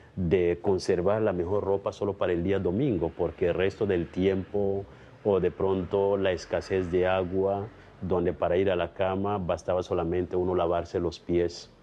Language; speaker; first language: Spanish; non-native, fluent; Kikuyu